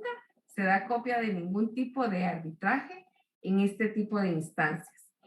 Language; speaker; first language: Spanish; native; Spanish